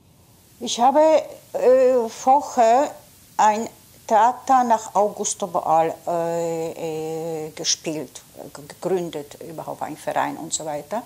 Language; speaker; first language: German; non-native, fluent; Polish